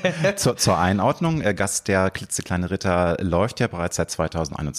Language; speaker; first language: German; native; German